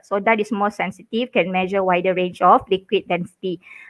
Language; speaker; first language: English; non-native, local second language; Malay